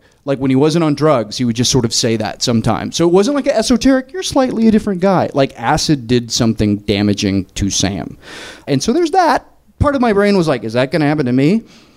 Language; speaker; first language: English; native; English